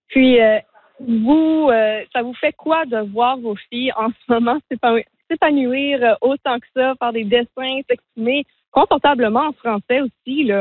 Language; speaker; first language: French; native; French